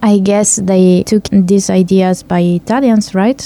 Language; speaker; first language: English; non-native, fluent; Italian